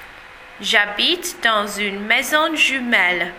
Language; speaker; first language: French; non-native, learner; English